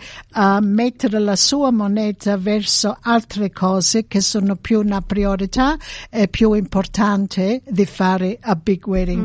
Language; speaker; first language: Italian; early bilingual, heritage; Italian